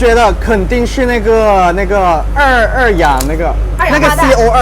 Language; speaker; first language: Chinese; non-native, fluent; Thai